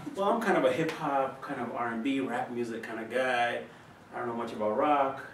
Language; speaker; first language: English; native; English